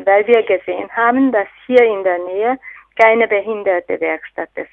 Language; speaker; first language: German; non-native, fluent; Hungarian